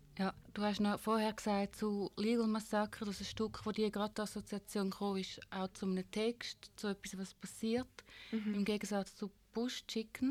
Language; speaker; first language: German; native; German